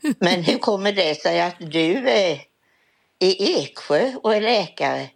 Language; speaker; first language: Swedish; native; Swedish